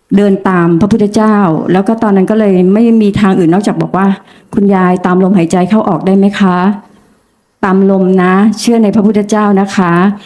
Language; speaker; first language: Thai; native; Thai